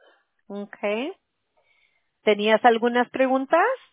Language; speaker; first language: Spanish; early bilingual, heritage; Spanish